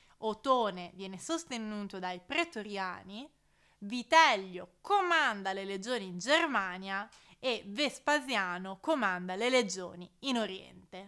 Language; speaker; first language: Italian; native; Italian